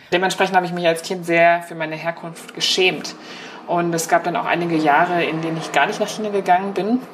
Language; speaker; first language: German; early bilingual, other home language; Chinese